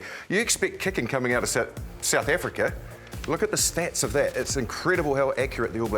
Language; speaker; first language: English; native; English